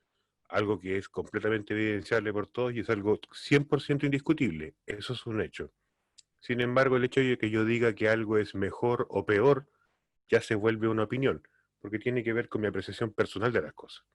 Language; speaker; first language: Spanish; native; Spanish